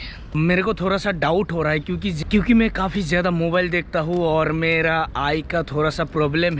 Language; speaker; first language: Hindi; non-native, local second language; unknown